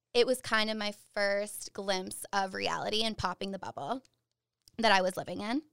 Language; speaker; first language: English; native; English